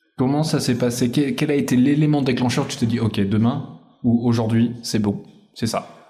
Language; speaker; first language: French; native; French